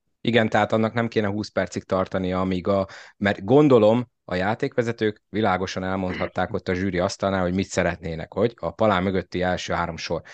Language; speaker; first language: Hungarian; native; Hungarian